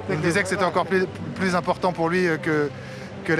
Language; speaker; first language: French; native; French